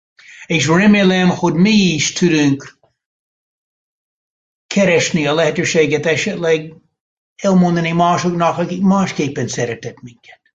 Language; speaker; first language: Hungarian; non-native, fluent; English